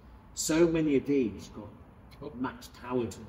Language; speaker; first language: English; native; English